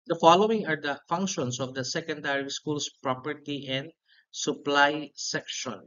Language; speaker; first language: English; non-native, local second language; Filipino